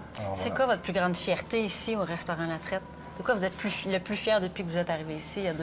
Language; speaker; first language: French; native; French